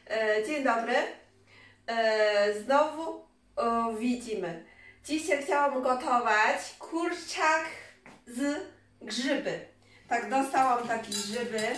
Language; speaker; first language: Polish; non-native, learner; Chinese